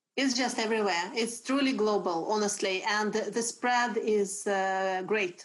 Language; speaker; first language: English; non-native, fluent; Russian